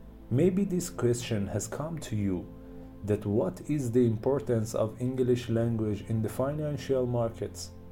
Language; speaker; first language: English; non-native, fluent; Persian